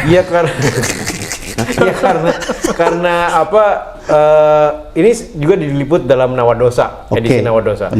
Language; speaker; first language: Indonesian; native; Indonesian